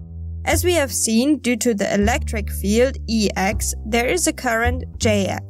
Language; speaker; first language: English; non-native, fluent; German